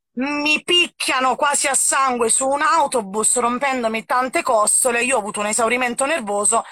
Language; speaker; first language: Italian; native; Italian